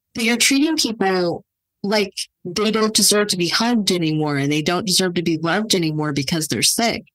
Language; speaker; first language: English; native; English